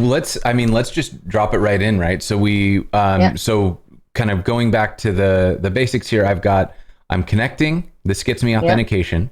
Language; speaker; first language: English; native; English